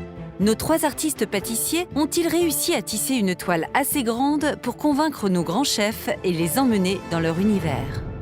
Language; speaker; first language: French; native; French